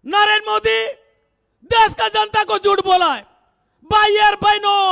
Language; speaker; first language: Hindi; native; Hindi